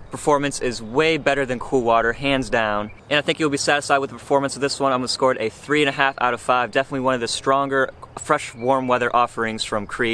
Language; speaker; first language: English; native; English